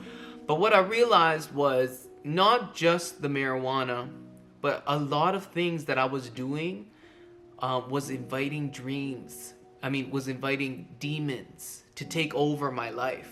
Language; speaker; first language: English; native; English